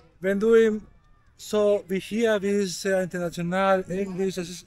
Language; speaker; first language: German; non-native, learner; Spanish